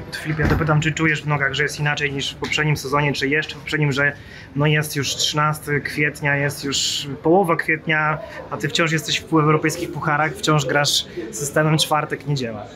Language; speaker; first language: Polish; native; Polish